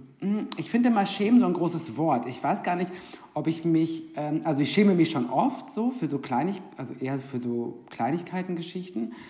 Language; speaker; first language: German; native; German